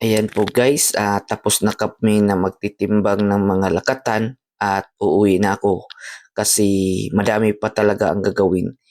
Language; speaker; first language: Filipino; non-native, local second language; Cebuano